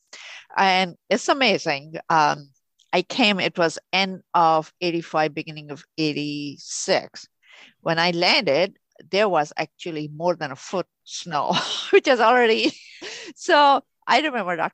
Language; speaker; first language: English; non-native, local second language; Urdu